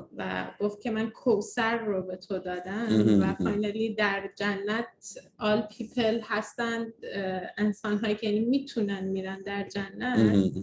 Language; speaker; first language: Persian; early bilingual, heritage; Persian